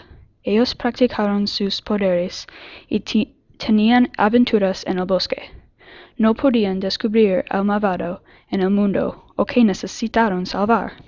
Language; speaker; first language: Spanish; non-native, learner; English